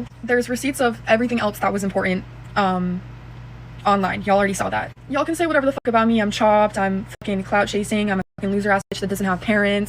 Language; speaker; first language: English; native; English